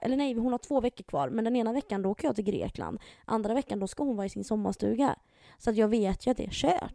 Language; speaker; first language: Swedish; native; Swedish